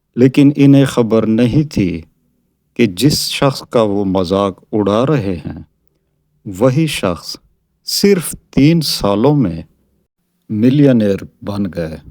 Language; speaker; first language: Urdu; non-native, local second language; Saraiki